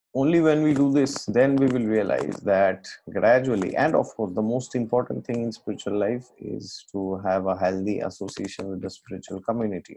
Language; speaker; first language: English; non-native, local second language; Assamese